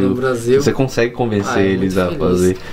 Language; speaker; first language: Portuguese; native; Portuguese